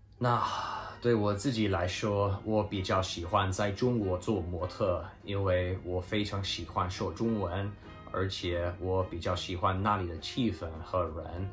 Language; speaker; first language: Chinese; early bilingual, heritage; Chinese